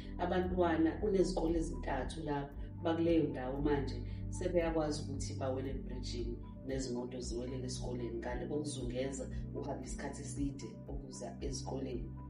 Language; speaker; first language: Zulu; native; Zulu